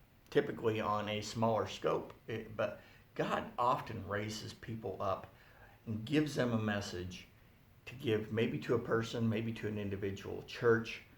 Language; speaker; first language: English; native; English